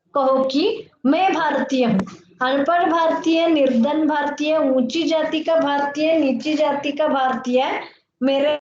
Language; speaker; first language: Hindi; non-native, local second language; Kannada